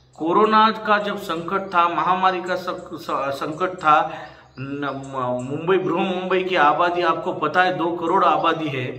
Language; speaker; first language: Hindi; non-native, local second language; Marathi